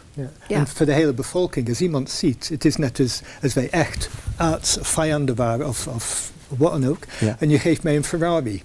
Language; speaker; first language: Dutch; non-native, fluent; English